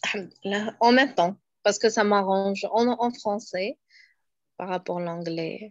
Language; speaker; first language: French; non-native, learner; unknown